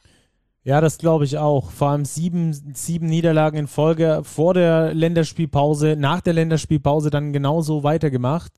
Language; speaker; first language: German; native; German